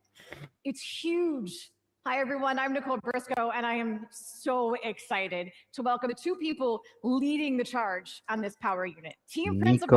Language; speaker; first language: English; native; English